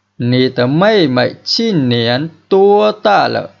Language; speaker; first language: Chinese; non-native, fluent; Vietnamese